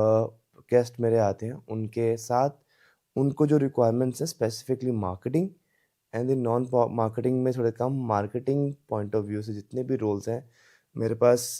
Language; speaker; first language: Hindi; native; Hindi